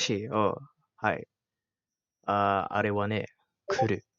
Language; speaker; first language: Japanese; non-native, learner; Malay